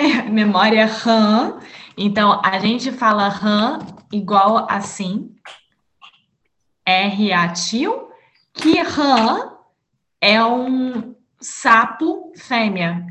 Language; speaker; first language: Portuguese; native; Portuguese